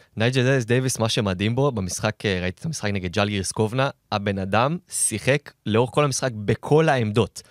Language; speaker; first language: Hebrew; native; Hebrew